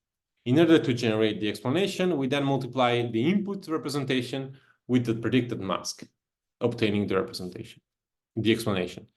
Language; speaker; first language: English; non-native, fluent; Italian